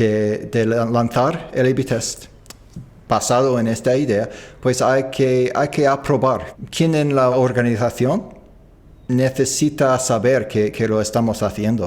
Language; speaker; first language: Spanish; non-native, fluent; English